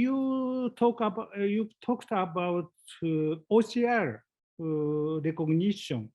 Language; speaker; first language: English; non-native, learner; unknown